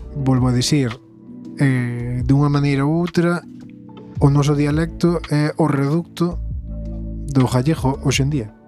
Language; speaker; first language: Galician; native; Galician